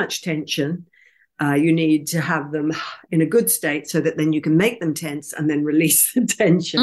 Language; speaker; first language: English; native; English